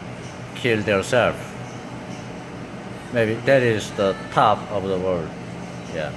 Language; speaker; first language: English; non-native, learner; Korean